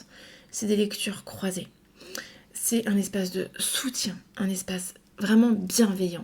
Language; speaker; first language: French; native; French